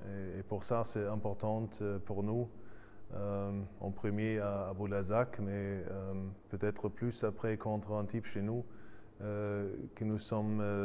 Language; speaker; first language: French; non-native, fluent; German